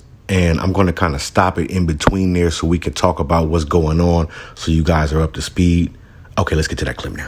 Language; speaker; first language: English; native; English